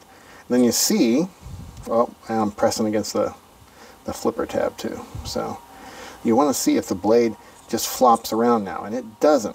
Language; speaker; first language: English; native; English